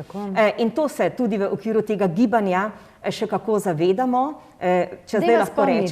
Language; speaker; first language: Slovenian; native; Slovenian